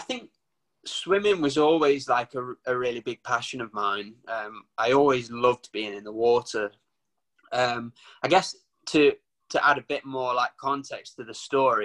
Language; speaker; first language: English; native; English